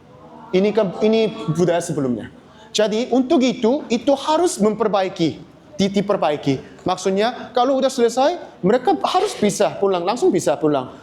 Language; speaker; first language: Indonesian; non-native, learner; Korean